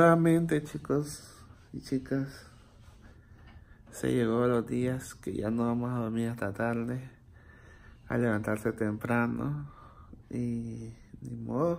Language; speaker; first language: Spanish; native; Spanish